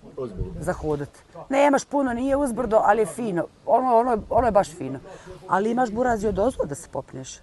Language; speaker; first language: Bosnian; native; Bosnian